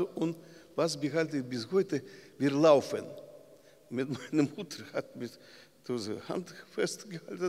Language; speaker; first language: German; non-native, learner; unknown